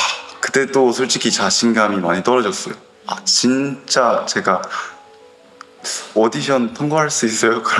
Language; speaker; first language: Korean; non-native, learner; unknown